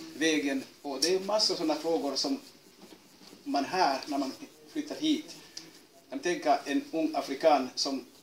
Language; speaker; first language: Swedish; non-native, fluent; Kinyarwanda